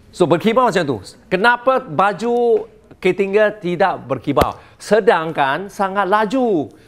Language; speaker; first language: Malay; non-native, local second language; Chinese